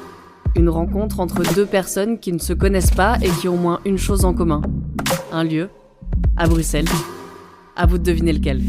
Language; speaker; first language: French; native; French